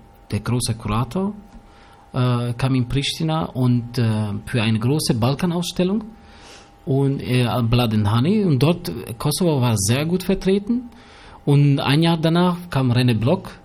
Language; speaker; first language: German; early bilingual, other home language; Albanian